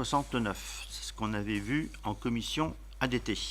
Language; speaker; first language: French; native; French